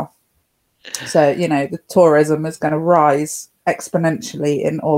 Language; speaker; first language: English; native; English